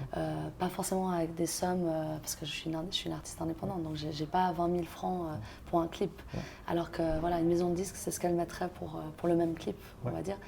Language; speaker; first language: French; native; French